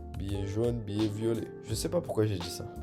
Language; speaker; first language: French; native; French